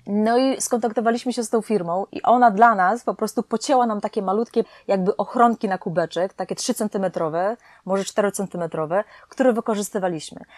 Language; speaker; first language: Polish; native; Polish